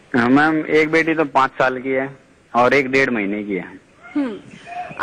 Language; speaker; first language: Hindi; native; Hindi